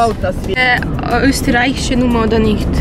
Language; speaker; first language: German; non-native, fluent; Bosnian